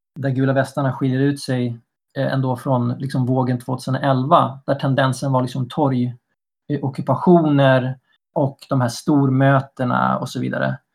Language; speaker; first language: Swedish; native; Swedish